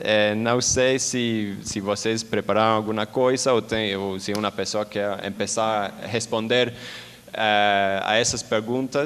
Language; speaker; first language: Portuguese; non-native, learner; Spanish